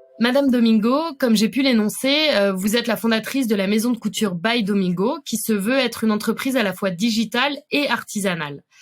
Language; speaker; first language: French; native; French